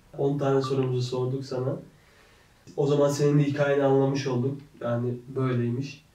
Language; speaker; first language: Turkish; early bilingual, heritage; Turkish